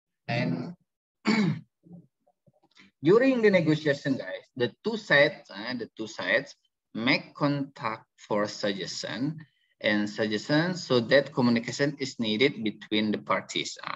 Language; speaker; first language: English; non-native, fluent; Indonesian